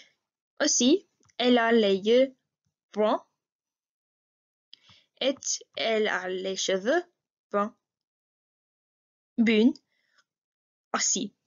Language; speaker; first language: French; non-native, learner; English